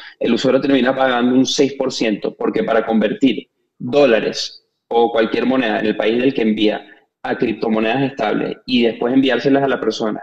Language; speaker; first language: Spanish; native; Spanish